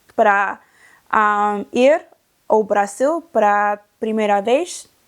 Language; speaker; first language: Portuguese; non-native, learner; English